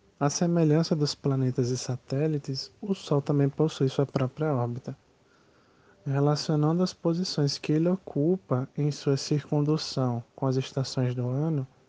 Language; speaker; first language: Portuguese; native; Portuguese